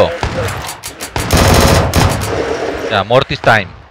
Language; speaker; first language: Spanish; native; Spanish